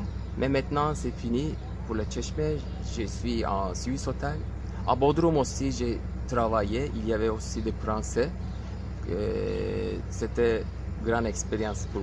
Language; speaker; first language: French; non-native, fluent; Turkish